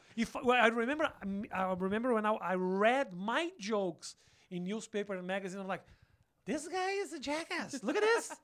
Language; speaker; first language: English; non-native, fluent; Portuguese